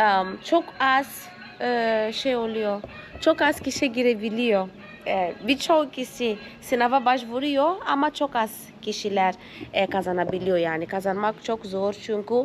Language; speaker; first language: Turkish; non-native, fluent; Portuguese